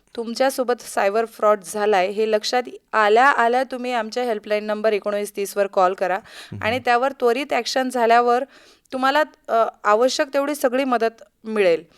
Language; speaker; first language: Marathi; native; Marathi